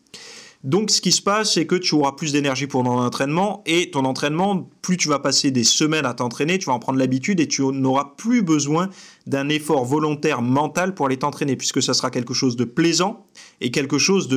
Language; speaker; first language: French; native; French